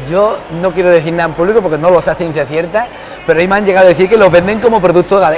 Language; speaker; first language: Spanish; native; Spanish